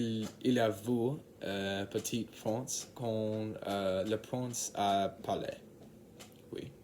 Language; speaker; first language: French; non-native, learner; English